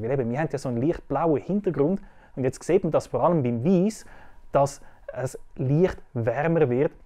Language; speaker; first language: German; native; German